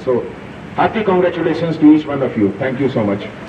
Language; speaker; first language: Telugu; non-native, local second language; Hindi